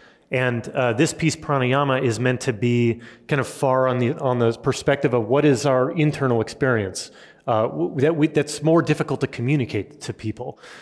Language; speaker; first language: English; native; English